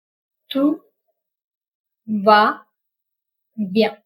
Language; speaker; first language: French; non-native, fluent; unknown